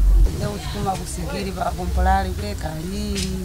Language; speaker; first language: Portuguese; non-native, learner; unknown